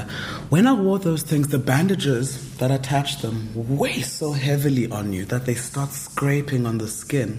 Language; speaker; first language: English; non-native, local second language; Xhosa